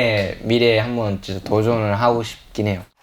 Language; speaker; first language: Korean; early bilingual, heritage; English